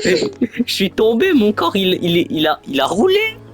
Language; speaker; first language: French; native; French